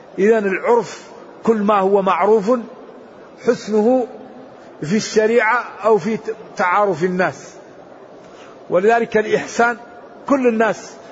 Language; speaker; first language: Arabic; native; Arabic